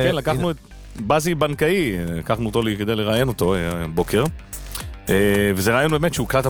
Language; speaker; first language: Hebrew; native; Hebrew